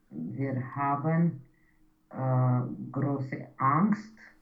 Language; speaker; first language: German; non-native, learner; Romanian